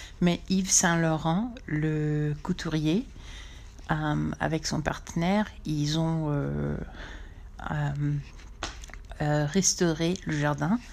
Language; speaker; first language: French; non-native, fluent; English